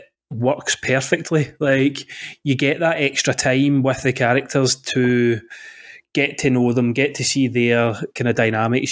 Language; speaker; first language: English; native; English